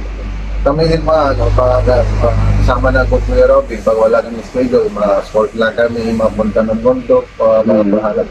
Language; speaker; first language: Filipino; non-native, learner; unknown